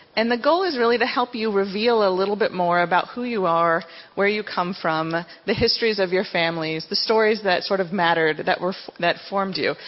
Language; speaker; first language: English; native; English